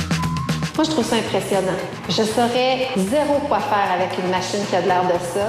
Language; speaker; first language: French; native; French